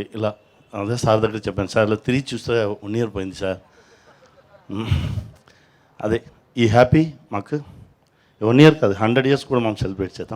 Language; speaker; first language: Telugu; non-native, learner; Tamil